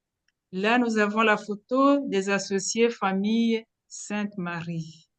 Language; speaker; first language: French; non-native, local second language; Kinyarwanda